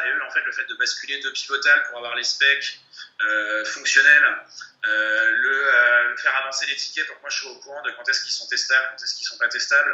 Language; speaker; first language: French; native; French